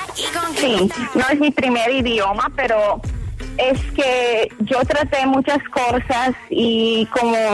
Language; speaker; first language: Spanish; early bilingual, heritage; Hebrew